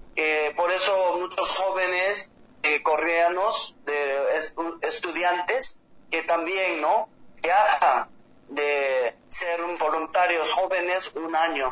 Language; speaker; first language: Spanish; non-native, learner; Korean